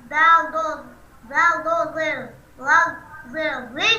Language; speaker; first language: Arabic; non-native, learner; Urdu